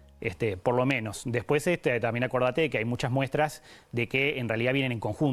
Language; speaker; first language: Spanish; native; Spanish